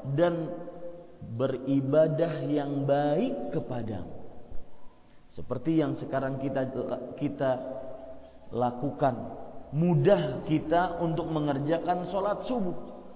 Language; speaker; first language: Indonesian; native; Indonesian